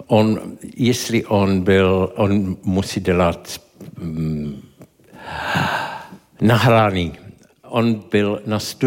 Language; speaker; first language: Czech; non-native, learner; English